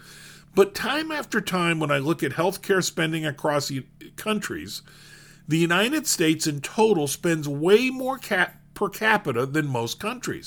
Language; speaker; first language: English; native; English